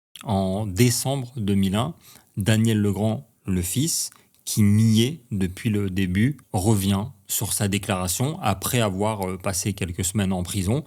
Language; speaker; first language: French; native; French